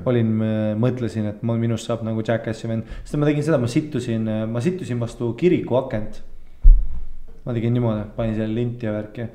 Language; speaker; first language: Estonian; early bilingual, heritage; Estonian